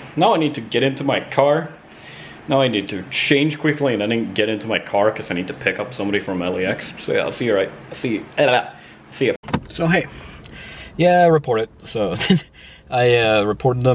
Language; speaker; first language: English; non-native, fluent; Swedish